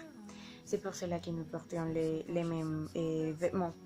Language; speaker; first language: French; non-native, learner; Spanish